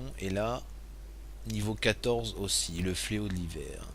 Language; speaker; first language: French; native; French